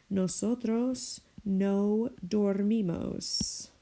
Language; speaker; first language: Spanish; non-native, fluent; English